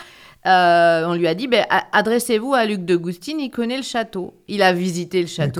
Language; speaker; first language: French; native; French